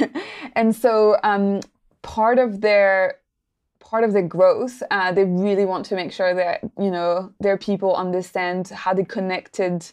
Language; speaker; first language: English; non-native, fluent; French